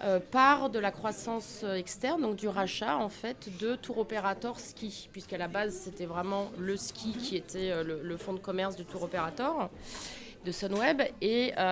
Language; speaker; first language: French; native; French